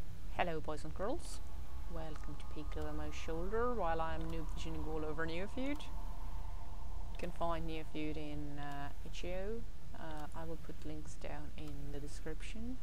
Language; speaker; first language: English; non-native, fluent; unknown